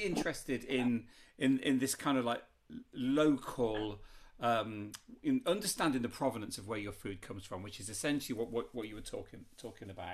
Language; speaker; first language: English; native; English